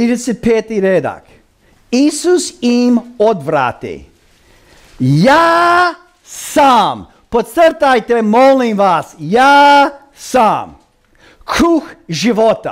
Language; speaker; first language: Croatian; early bilingual, heritage; Croatian